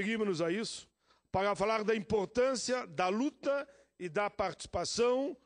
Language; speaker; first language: Portuguese; native; Portuguese